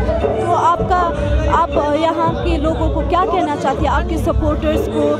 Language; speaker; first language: Hindi; non-native, local second language; Nepali